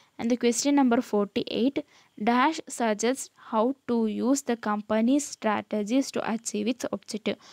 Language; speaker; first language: English; non-native, local second language; Malayalam